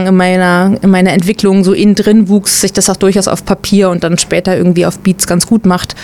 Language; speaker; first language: German; native; German